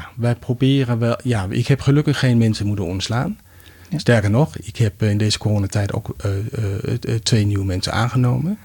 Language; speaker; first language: Dutch; non-native, fluent; Danish